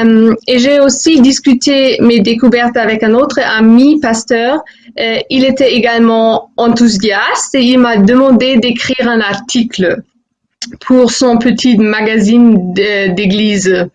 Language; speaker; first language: French; non-native, fluent; German